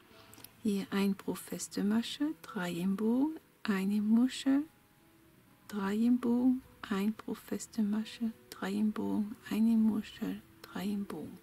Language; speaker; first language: German; non-native, fluent; French